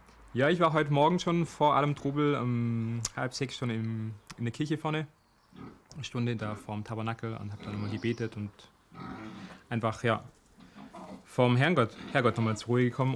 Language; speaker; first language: German; native; German